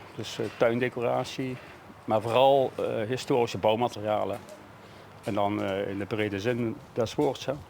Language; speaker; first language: Dutch; native; Dutch